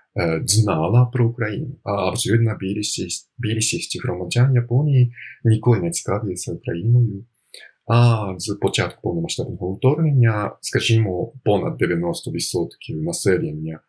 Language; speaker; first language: Ukrainian; non-native, fluent; Japanese